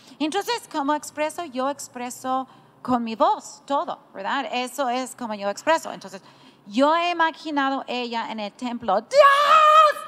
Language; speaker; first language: Spanish; non-native, fluent; English